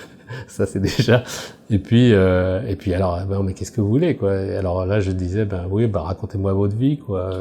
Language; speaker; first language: French; native; French